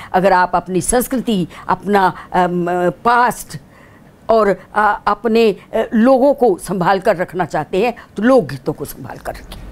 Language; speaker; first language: Hindi; non-native, local second language; Dogri